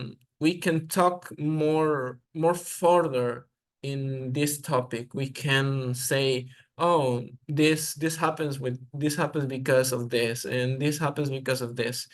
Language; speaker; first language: English; non-native, learner; Spanish